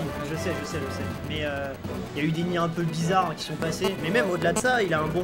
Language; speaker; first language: French; native; French